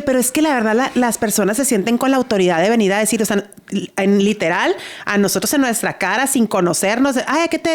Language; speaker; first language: Spanish; native; Spanish